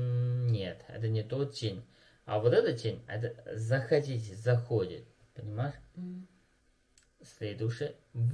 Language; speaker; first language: Russian; non-native, learner; Chinese